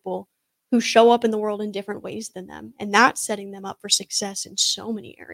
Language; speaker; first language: English; native; English